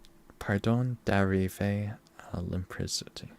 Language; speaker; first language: French; non-native, learner; English